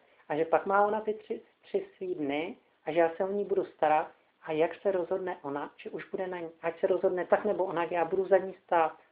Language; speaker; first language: Czech; native; Czech